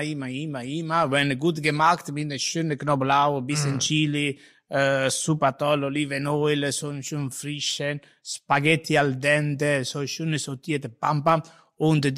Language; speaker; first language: German; non-native, learner; Italian